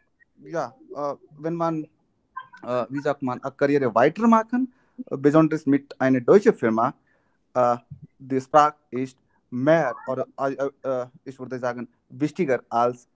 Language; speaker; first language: German; non-native, learner; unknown